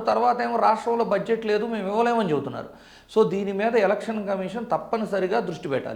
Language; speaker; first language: Telugu; native; Telugu